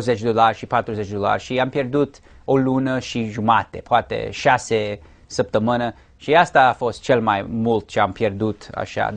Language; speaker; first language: Romanian; early bilingual, heritage; English